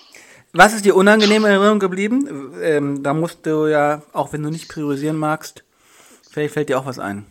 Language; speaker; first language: German; native; German